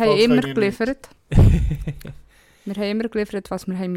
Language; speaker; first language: German; native; German